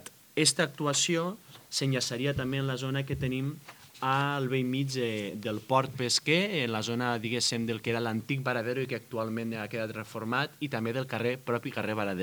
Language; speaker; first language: Catalan; native; Catalan